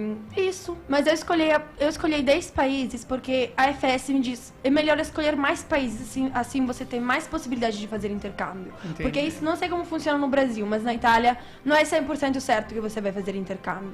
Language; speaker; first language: Portuguese; non-native, fluent; Italian